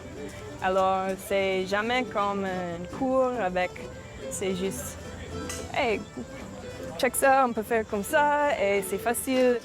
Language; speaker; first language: French; non-native, local second language; English